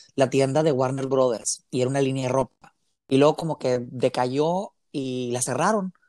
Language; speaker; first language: Spanish; native; Spanish